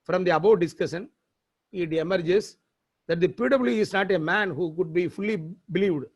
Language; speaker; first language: English; non-native, local second language; Tamil